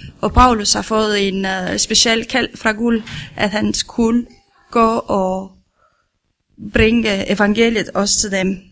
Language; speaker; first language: Danish; non-native, learner; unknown